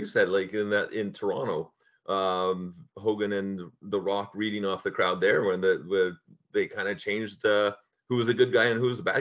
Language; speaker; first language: English; native; English